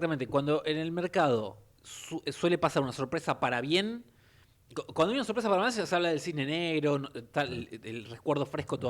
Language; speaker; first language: Spanish; native; Spanish